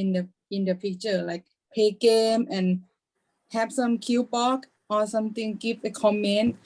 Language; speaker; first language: English; non-native, learner; Thai